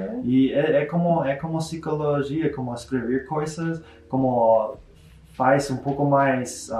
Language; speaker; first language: Portuguese; non-native, learner; English